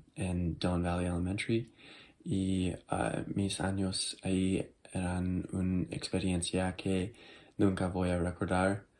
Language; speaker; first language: Spanish; non-native, learner; English